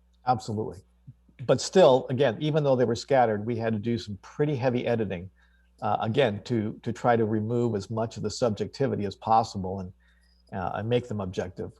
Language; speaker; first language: English; native; English